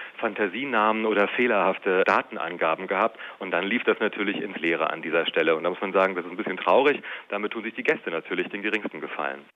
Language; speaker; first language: German; native; German